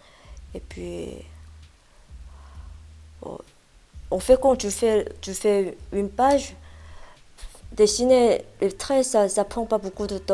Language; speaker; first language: French; non-native, fluent; Korean